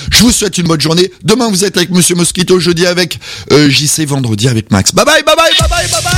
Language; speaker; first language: French; native; French